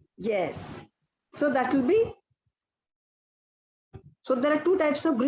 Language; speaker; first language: English; non-native, local second language; Odia